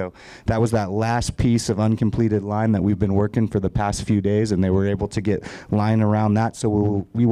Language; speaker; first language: English; native; English